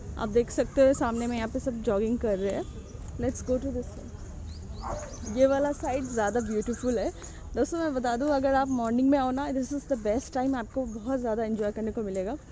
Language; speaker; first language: Hindi; native; Hindi